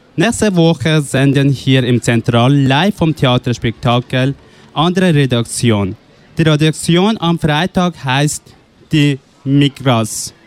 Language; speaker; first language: German; non-native, fluent; Persian